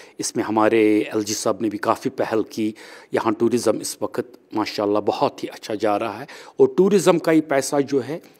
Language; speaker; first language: Hindi; non-native, local second language; Kashmiri